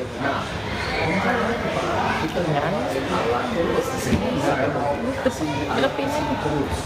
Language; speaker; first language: Indonesian; non-native, fluent; English